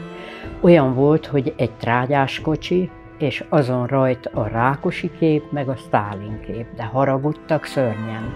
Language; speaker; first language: Hungarian; native; Hungarian